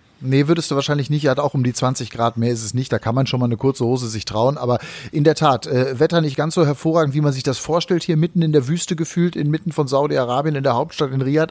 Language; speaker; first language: German; native; German